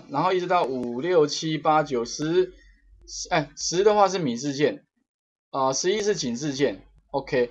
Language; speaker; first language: Chinese; native; Chinese